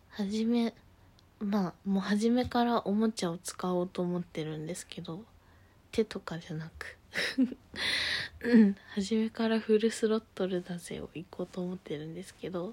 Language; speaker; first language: Japanese; native; Japanese